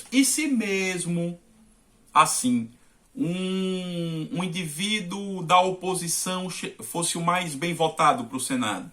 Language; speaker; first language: Portuguese; native; Portuguese